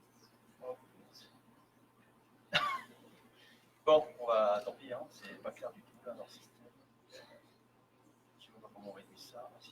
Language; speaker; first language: French; native; French